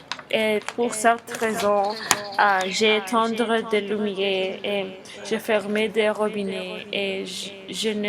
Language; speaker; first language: French; non-native, learner; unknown